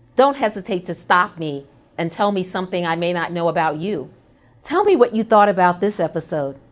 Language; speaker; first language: English; native; English